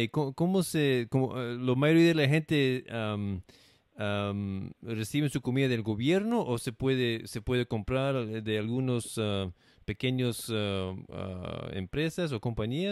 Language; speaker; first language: Spanish; non-native, learner; English